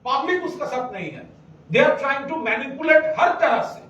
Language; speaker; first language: Hindi; non-native, local second language; Bangla